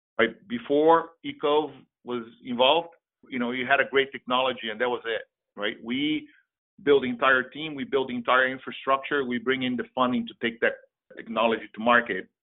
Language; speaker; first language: English; non-native, fluent; Portuguese